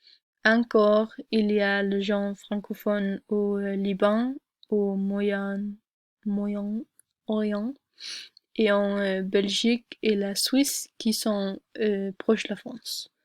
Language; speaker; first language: French; non-native, learner; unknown